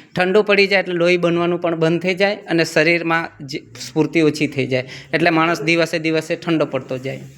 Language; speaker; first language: Gujarati; non-native, local second language; Gamit